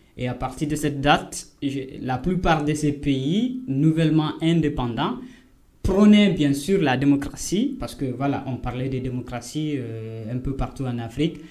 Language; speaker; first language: French; non-native, local second language; Fula